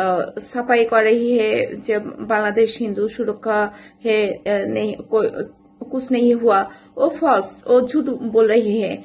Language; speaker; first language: Hindi; non-native, learner; Bangla